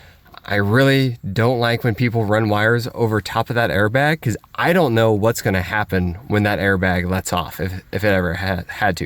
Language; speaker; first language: English; native; English